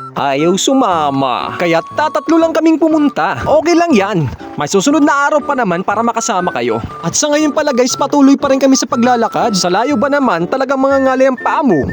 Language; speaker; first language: Filipino; non-native, local second language; Bikol